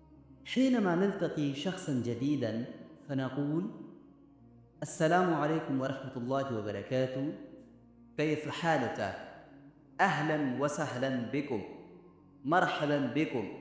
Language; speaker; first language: Arabic; non-native, fluent; Urdu